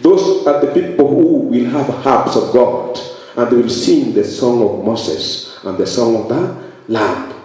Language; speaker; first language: English; non-native, local second language; Swahili